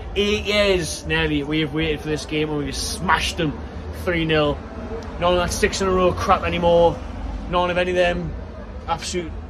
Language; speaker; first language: English; native; English